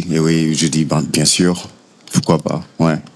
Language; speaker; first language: French; non-native, fluent; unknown